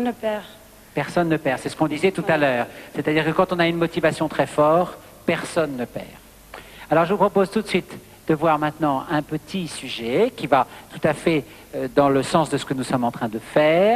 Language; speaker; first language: French; native; French